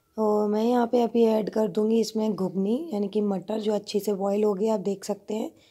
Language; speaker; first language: Hindi; native; Hindi